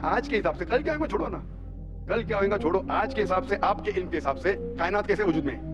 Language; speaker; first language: Hindi; non-native, local second language; Konkani